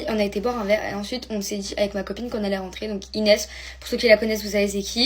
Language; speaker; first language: French; native; French